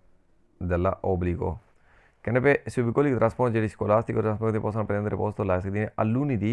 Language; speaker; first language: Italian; non-native, learner; Punjabi